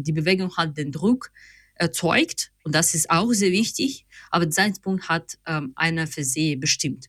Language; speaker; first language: German; non-native, fluent; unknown